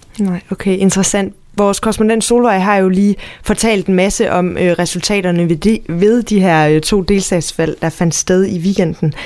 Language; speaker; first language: Danish; native; Danish